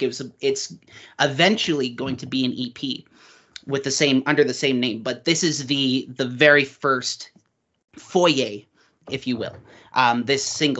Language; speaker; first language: English; native; English